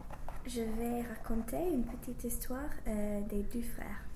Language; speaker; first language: French; non-native, fluent; English